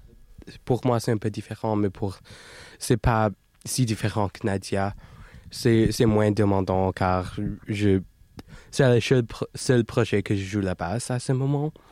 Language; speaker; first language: French; non-native, local second language; English